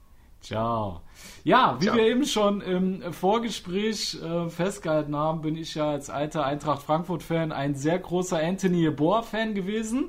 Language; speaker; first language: German; native; German